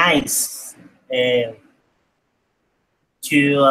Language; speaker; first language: English; non-native, learner; Spanish